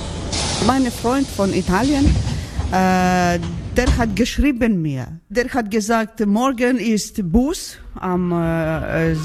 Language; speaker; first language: German; non-native, learner; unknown